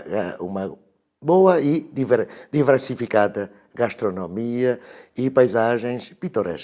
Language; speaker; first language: Portuguese; non-native, fluent; Vietnamese